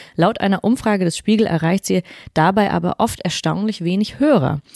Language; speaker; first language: German; native; German